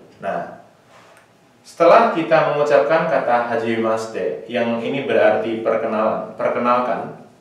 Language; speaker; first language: Indonesian; native; Indonesian